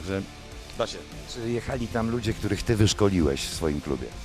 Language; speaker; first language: Polish; native; Polish